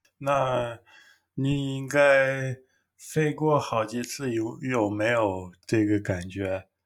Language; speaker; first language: Chinese; non-native, fluent; English